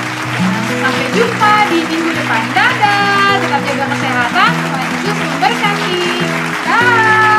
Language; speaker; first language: Indonesian; native; Indonesian